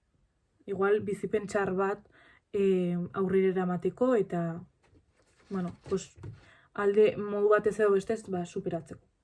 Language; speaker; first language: Basque; non-native, local second language; Spanish